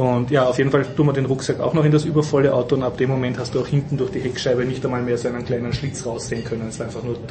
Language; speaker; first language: German; native; German